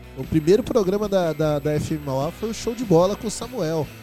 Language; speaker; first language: Portuguese; native; Portuguese